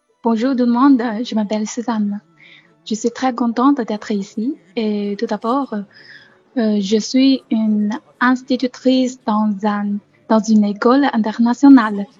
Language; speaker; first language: French; non-native, learner; Chinese